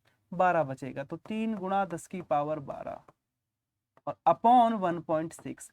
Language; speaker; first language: Hindi; native; Hindi